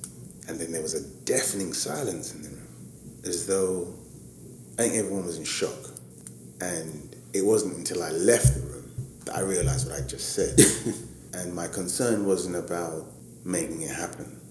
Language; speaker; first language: English; native; English